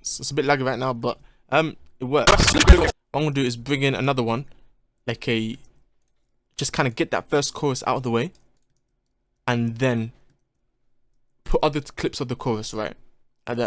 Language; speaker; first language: English; native; English